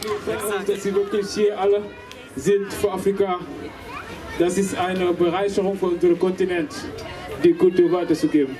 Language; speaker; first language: German; non-native, fluent; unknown